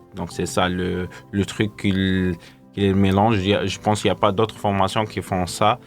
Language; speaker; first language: French; non-native, local second language; Kabyle